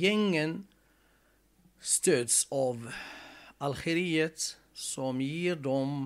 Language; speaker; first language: Swedish; non-native, fluent; Arabic